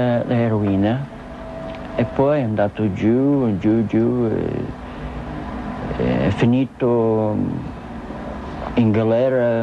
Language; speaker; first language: Italian; non-native, learner; English